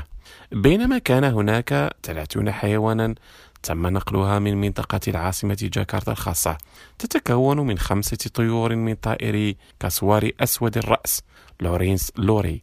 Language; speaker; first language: Arabic; non-native, fluent; Indonesian